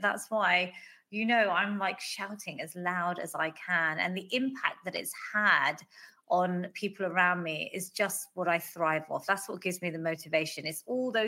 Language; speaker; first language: English; native; English